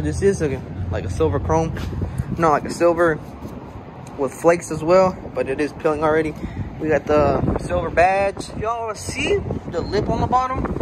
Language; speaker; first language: English; early bilingual, other home language; Spanish